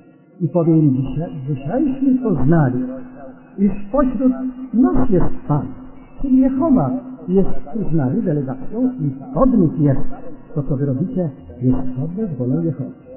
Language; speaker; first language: Polish; native; Polish